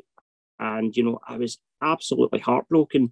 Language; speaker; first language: English; native; English